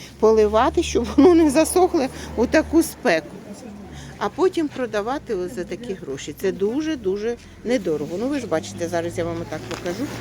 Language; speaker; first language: Ukrainian; native; Ukrainian